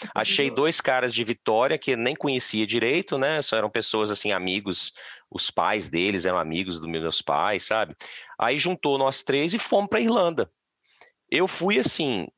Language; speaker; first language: Portuguese; native; Portuguese